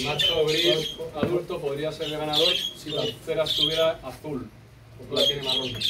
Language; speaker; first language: Spanish; native; Spanish